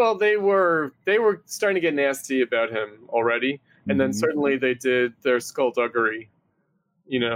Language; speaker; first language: English; native; English